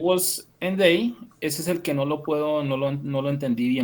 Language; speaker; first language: Spanish; native; Spanish